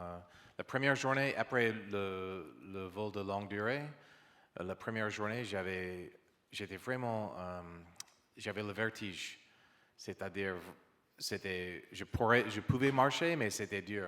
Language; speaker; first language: French; non-native, learner; English